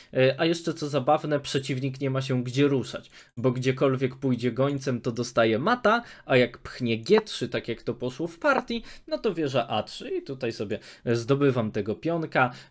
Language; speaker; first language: Polish; native; Polish